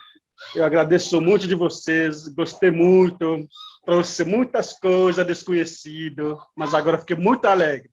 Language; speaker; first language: Portuguese; non-native, local second language; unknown